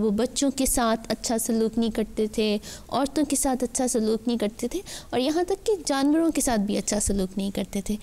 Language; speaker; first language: Urdu; native; Urdu